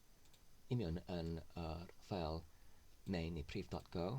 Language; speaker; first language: Welsh; non-native, learner; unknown